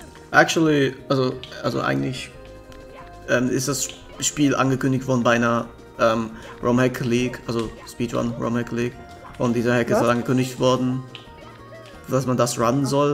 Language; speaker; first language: German; native; German